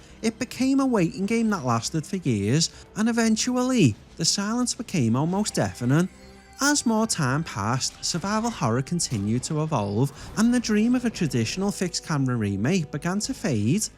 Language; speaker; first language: English; native; English